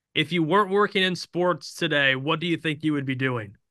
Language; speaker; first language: English; native; English